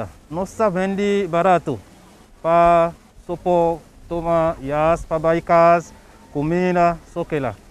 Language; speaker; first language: Portuguese; non-native, local second language; Kabuverdianu